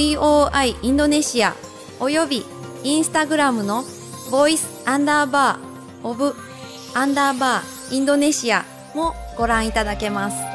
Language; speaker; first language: Japanese; non-native, fluent; Indonesian